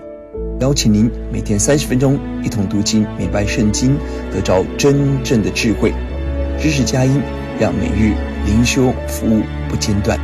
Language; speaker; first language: Chinese; native; Chinese